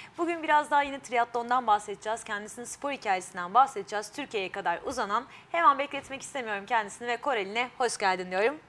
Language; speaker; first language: Turkish; native; Turkish